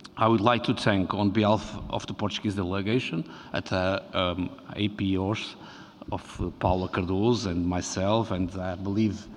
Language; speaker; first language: English; non-native, fluent; Portuguese